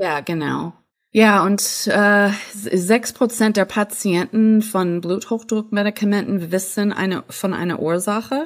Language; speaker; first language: German; non-native, fluent; English